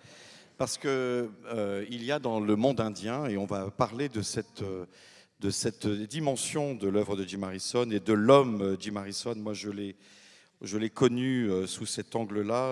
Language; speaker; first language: French; native; French